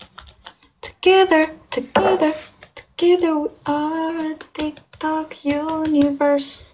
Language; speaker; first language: English; non-native, fluent; Turkish